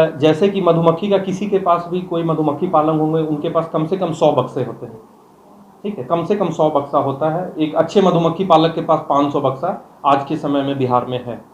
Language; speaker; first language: Hindi; native; Hindi